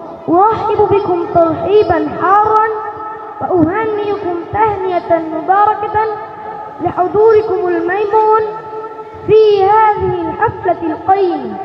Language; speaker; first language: Arabic; non-native, learner; Bangla